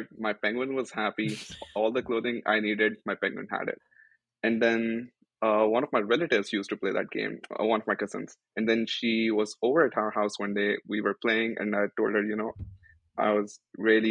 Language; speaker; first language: English; non-native, local second language; Urdu